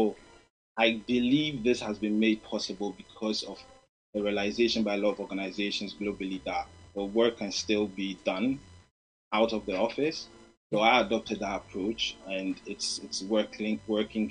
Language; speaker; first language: English; non-native, local second language; Akan